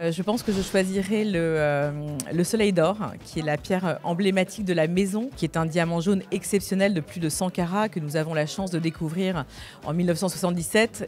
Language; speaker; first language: French; native; French